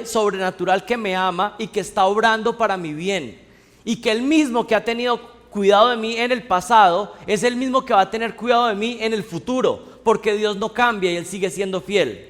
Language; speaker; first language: Spanish; native; Spanish